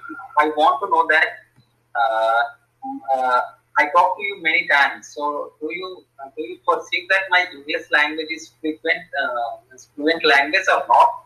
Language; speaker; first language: English; non-native, learner; Hindi